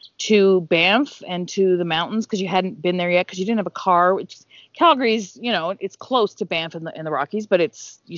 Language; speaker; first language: English; native; English